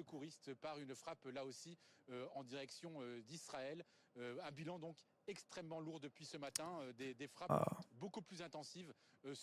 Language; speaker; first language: French; native; French